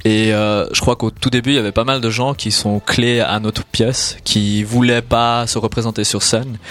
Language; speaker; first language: French; native; French